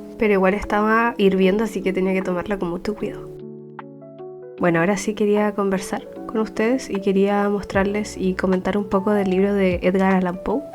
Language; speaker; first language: Spanish; native; Spanish